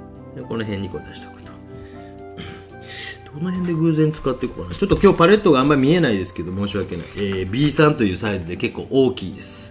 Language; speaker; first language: Japanese; native; Japanese